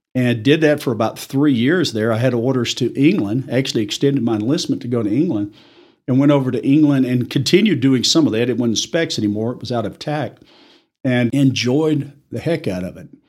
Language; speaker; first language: English; native; English